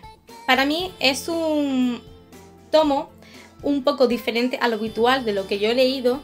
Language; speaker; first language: Spanish; native; Spanish